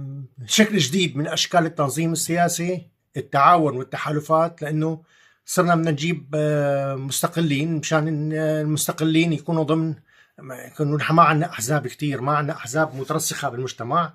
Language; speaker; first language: Arabic; native; Arabic